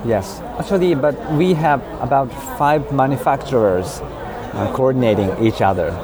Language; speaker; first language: English; non-native, fluent; Japanese